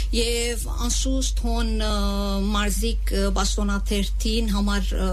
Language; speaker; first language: Armenian; native; Armenian